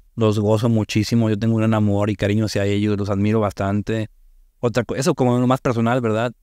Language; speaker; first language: Spanish; native; Spanish